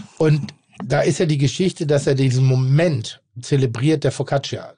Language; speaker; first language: German; native; German